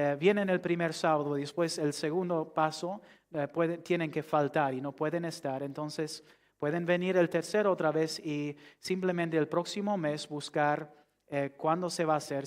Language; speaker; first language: Spanish; non-native, fluent; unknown